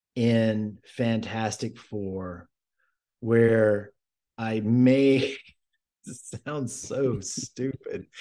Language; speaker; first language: English; native; English